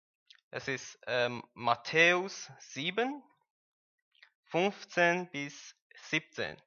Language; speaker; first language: German; non-native, learner; Persian